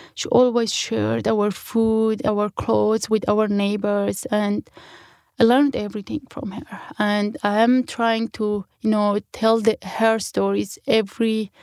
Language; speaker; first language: English; non-native, fluent; Kurdish